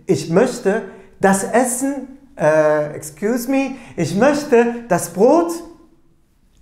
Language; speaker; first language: German; non-native, fluent; Turkish